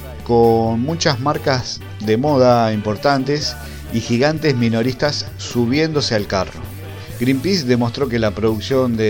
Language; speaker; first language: Spanish; native; Spanish